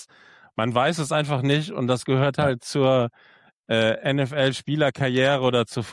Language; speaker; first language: German; native; German